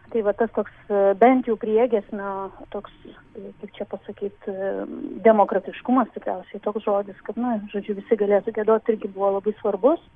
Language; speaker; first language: Lithuanian; native; Lithuanian